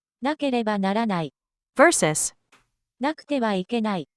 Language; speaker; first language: Japanese; non-native, learner; Korean